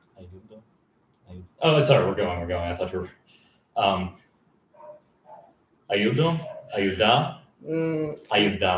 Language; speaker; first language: Spanish; non-native, learner; English